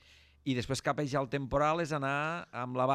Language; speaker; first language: Catalan; native; Catalan